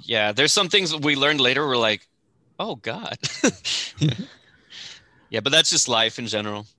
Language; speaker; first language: English; early bilingual, other home language; Spanish